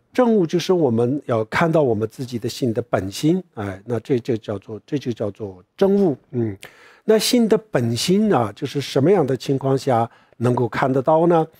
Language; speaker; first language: Chinese; non-native, local second language; Tibetan